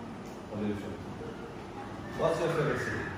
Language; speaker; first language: English; non-native, fluent; Vietnamese